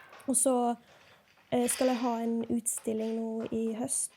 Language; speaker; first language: Norwegian; native; Norwegian